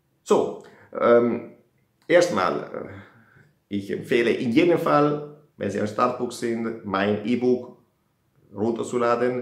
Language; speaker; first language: German; non-native, fluent; Italian